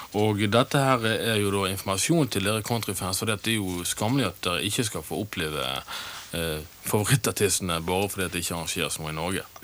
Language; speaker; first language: Norwegian; native; Norwegian